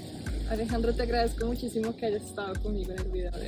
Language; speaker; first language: Spanish; native; Spanish